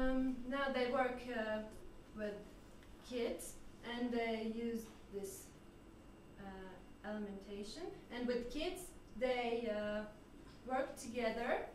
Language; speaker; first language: English; non-native, learner; French